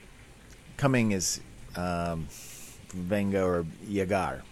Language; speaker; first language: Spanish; non-native, learner; English